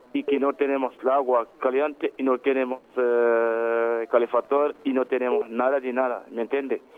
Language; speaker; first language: Spanish; non-native, learner; Wolof